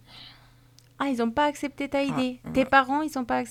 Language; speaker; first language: French; non-native, fluent; Persian